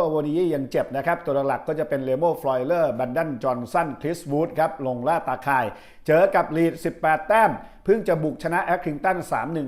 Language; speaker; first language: Thai; native; Thai